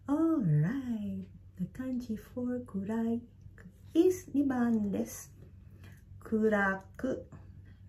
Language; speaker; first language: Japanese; non-native, fluent; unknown